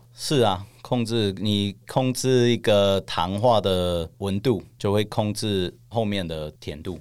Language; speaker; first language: Chinese; non-native, fluent; English